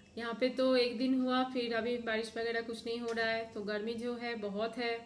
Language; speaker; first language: Hindi; non-native, local second language; Bangla